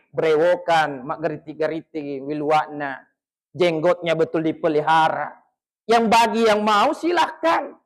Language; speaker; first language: Malay; non-native, local second language; Buginese